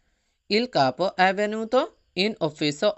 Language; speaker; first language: Italian; non-native, fluent; Bangla